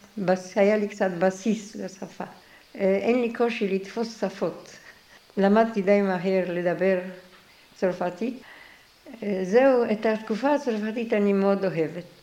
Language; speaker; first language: Hebrew; non-native, fluent; Polish